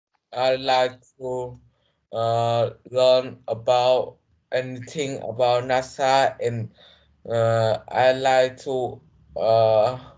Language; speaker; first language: English; non-native, learner; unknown